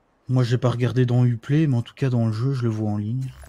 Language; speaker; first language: French; native; French